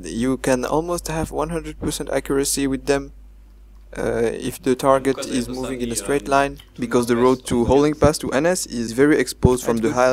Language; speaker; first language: English; non-native, fluent; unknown